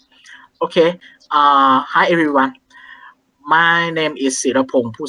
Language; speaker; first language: English; non-native, learner; Thai